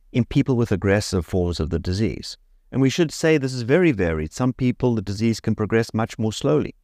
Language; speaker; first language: English; native; English